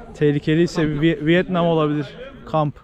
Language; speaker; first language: Turkish; native; Turkish